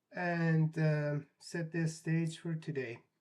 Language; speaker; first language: English; non-native, fluent; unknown